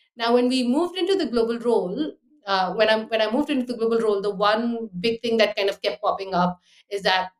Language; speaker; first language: English; non-native, fluent; Hindi